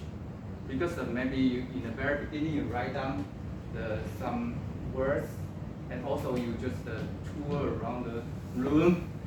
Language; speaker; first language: English; non-native, local second language; Chinese